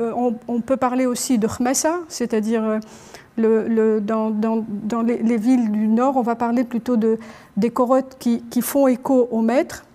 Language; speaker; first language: French; non-native, local second language; Arabic